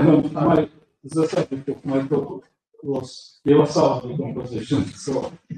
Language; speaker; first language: English; non-native, learner; Russian